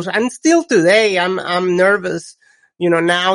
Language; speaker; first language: English; non-native, fluent; Spanish